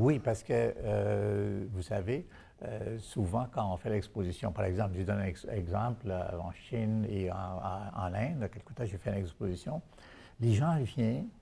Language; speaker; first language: French; non-native, fluent; Bangla